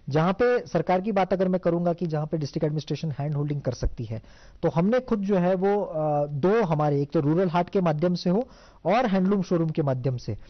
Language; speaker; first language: Hindi; non-native, local second language; Marathi